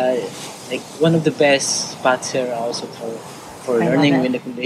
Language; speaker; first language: English; non-native, local second language; Surigaonon